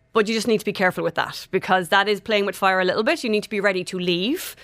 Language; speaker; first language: English; native; English